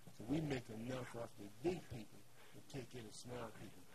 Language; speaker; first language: English; native; English